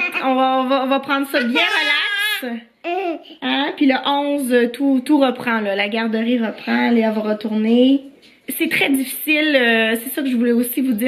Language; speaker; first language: French; native; French